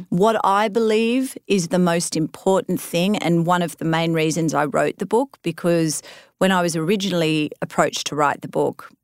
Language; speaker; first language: English; native; English